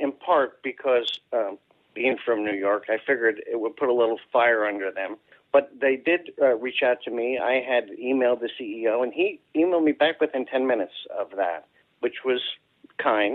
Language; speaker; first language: English; native; English